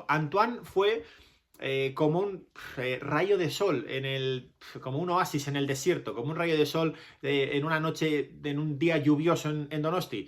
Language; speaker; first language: Spanish; native; Spanish